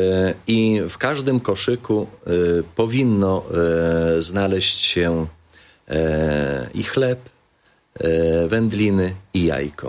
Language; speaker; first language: Polish; native; Polish